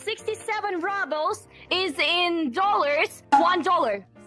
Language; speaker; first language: English; non-native, fluent; Russian